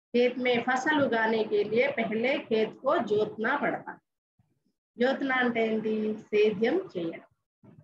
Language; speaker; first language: Hindi; non-native, local second language; Telugu